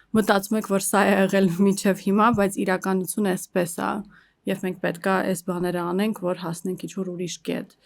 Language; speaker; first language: Armenian; early bilingual, heritage; Armenian